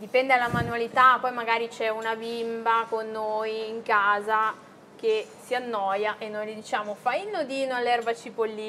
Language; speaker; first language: Italian; native; Italian